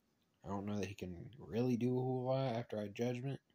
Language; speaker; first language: English; native; English